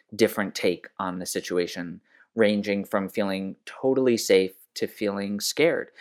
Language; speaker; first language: English; early bilingual, other home language; French